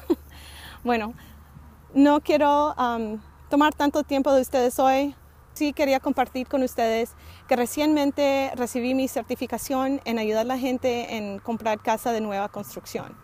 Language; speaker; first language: Spanish; early bilingual, heritage; Spanish